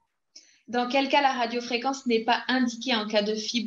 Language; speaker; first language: French; native; French